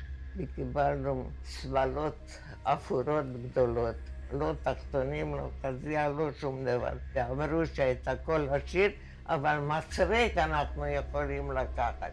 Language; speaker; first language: Hebrew; non-native, fluent; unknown